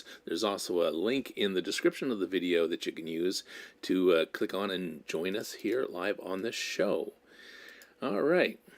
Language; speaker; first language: English; native; English